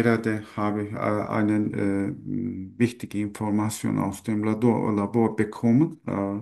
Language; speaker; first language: German; non-native, learner; Turkish